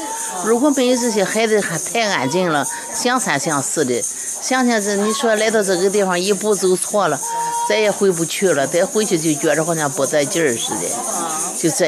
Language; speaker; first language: Chinese; native; Chinese